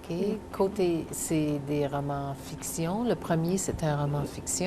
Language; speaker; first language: French; native; French